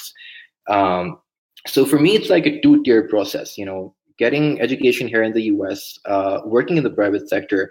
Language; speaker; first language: English; non-native, local second language; Urdu